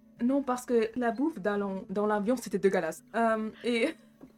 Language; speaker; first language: French; non-native, fluent; German